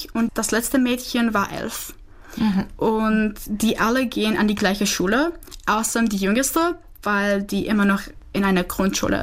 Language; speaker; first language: German; non-native, fluent; Czech